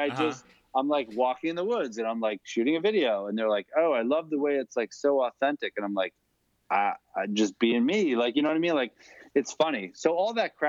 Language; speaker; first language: English; native; English